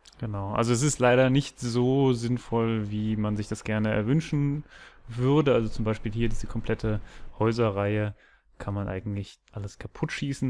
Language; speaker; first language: German; native; German